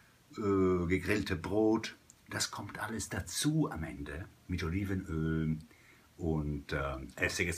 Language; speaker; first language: German; non-native, fluent; Italian